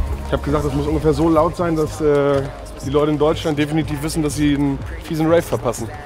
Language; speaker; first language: German; native; German